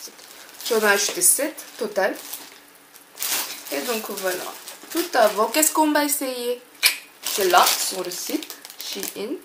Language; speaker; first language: French; non-native, fluent; Korean